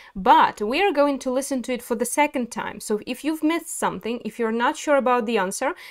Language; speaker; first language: English; non-native, fluent; Ukrainian